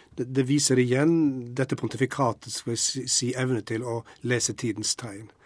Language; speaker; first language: Norwegian; native; Norwegian